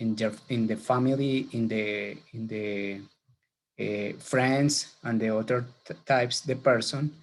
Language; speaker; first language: English; non-native, learner; Spanish